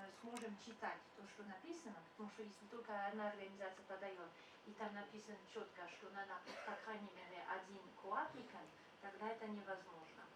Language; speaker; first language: Russian; non-native, fluent; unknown